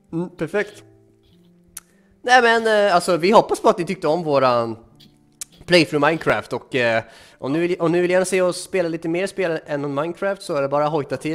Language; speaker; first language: Swedish; native; Swedish